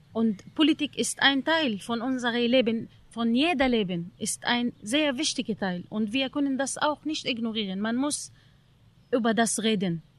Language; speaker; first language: German; non-native, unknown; Arabic